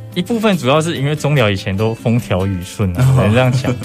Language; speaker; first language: Chinese; native; Chinese